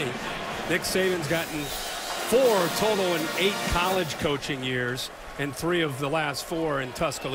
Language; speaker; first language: English; native; English